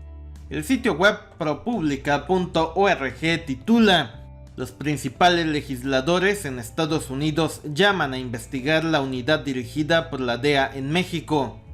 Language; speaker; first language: Spanish; native; Spanish